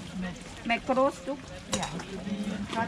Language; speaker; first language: Dutch; non-native, learner; Thai